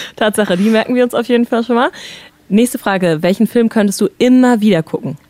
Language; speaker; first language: German; native; German